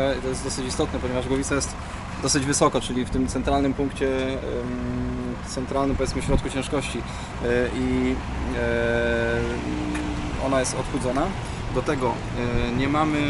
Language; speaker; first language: Polish; native; Polish